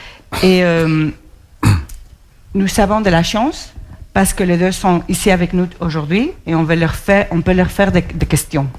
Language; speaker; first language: French; non-native, fluent; Spanish